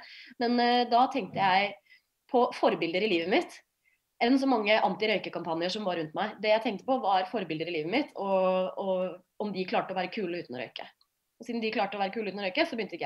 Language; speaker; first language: Norwegian; native; Norwegian